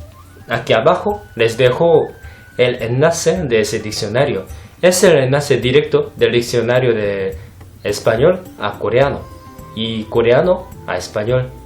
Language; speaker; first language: Spanish; non-native, fluent; Korean